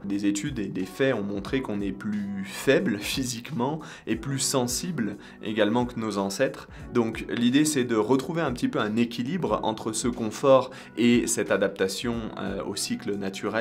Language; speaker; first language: French; native; French